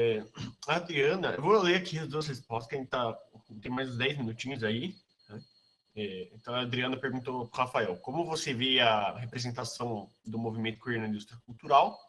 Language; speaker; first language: Portuguese; native; Portuguese